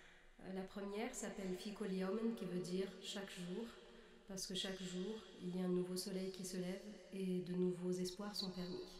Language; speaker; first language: French; non-native, local second language; Arabic